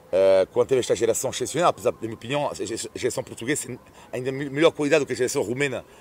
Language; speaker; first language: Portuguese; non-native, fluent; French